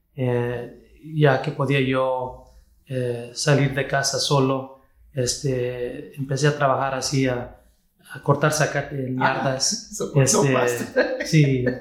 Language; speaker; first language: Spanish; early bilingual, heritage; Spanish